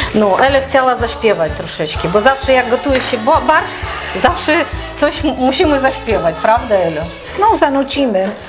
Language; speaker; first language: Polish; non-native, learner; Ukrainian